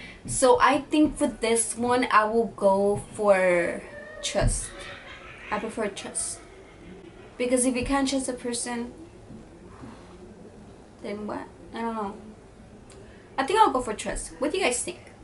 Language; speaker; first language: English; early bilingual, other home language; Spanish